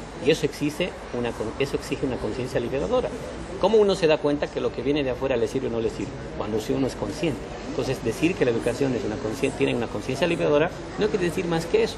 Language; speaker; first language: Spanish; native; Spanish